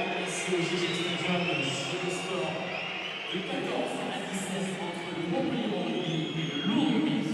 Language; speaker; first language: French; native; French